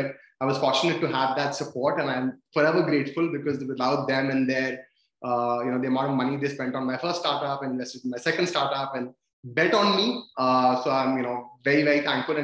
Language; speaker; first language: English; non-native, local second language; Hindi